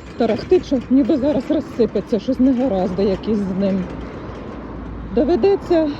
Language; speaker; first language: Ukrainian; native; Ukrainian